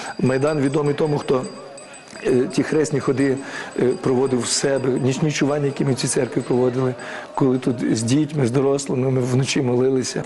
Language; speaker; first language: Ukrainian; native; Ukrainian